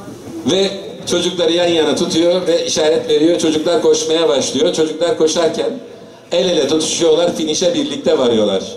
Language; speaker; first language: Turkish; native; Turkish